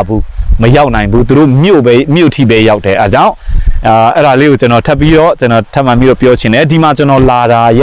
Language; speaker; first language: Burmese; non-native, fluent; Mizo